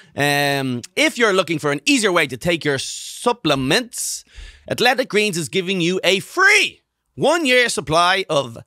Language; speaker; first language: English; native; English